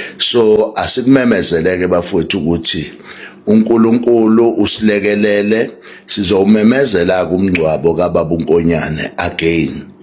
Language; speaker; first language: Zulu; native; Zulu